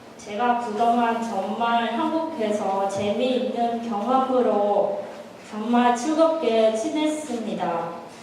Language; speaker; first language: Korean; non-native, learner; Vietnamese